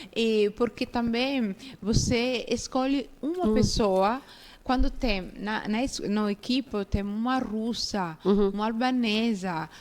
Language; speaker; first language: Portuguese; non-native, fluent; Italian